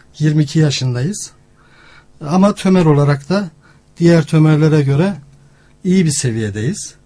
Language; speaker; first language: Turkish; native; Turkish